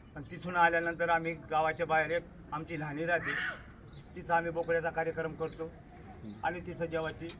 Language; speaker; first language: Marathi; non-native, local second language; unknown